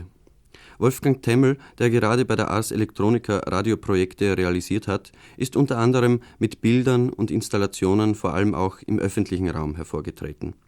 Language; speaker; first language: German; native; German